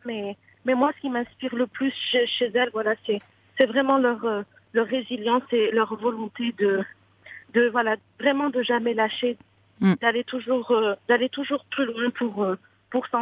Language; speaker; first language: French; non-native, local second language; Arabic